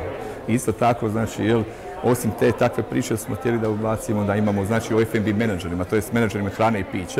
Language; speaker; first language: Croatian; native; Croatian